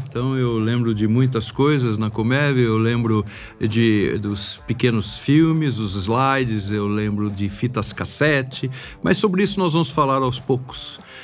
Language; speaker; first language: Portuguese; native; Portuguese